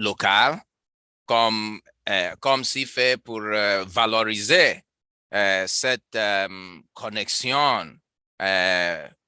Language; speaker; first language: French; non-native, learner; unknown